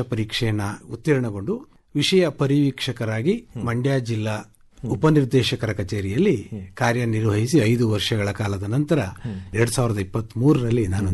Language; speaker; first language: Kannada; native; Kannada